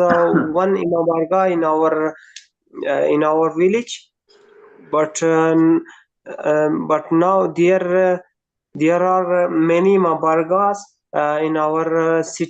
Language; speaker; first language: English; non-native, learner; Persian